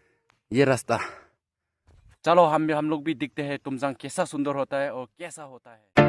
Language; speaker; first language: Hindi; non-native, local second language; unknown